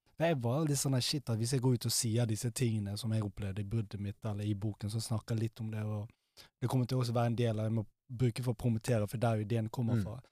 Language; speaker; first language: Norwegian; early bilingual, other home language; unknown